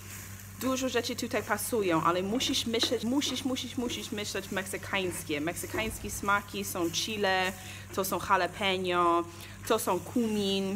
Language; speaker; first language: Polish; non-native, learner; English